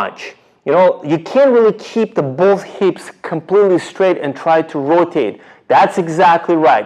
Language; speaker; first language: English; non-native, fluent; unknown